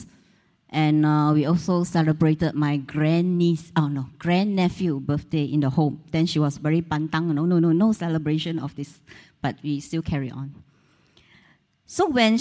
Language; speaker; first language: English; non-native, local second language; Cantonese